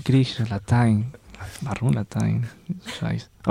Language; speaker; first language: German; non-native, learner; Spanish